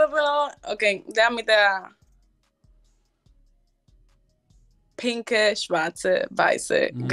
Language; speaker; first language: German; non-native, learner; Spanish